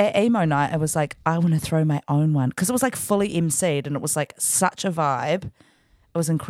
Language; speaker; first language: English; native; English